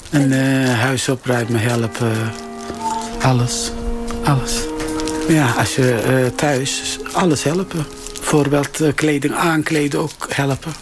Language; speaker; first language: Dutch; non-native, learner; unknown